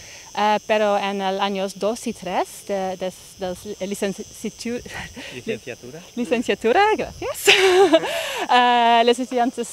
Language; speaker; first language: Catalan; non-native, learner; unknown